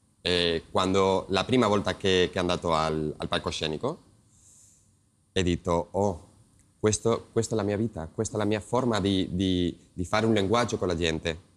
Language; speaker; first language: Italian; non-native, learner; Spanish